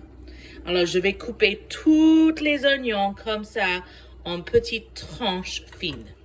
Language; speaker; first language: French; non-native, fluent; English